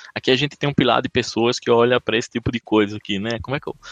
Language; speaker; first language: Portuguese; native; Portuguese